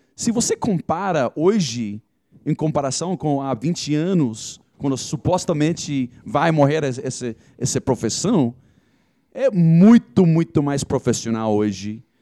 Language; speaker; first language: Portuguese; non-native, fluent; English